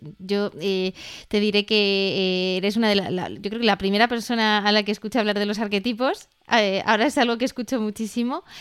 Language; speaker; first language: Spanish; native; Spanish